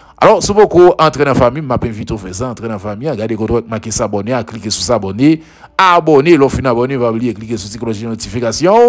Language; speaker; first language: French; non-native, local second language; Haitian Creole